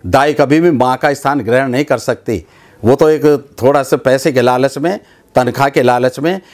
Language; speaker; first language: Hindi; native; Hindi